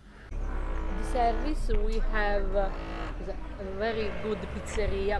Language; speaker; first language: English; non-native, learner; Italian